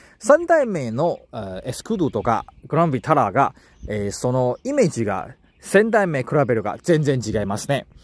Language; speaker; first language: Japanese; non-native, learner; Chinese